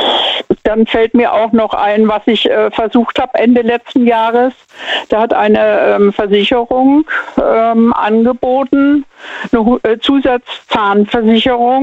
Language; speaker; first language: German; native; German